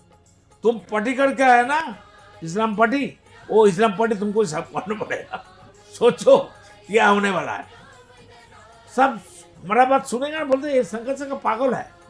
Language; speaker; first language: Hindi; non-native, local second language; Bangla